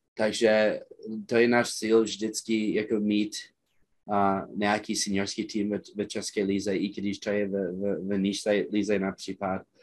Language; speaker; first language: Czech; non-native, fluent; English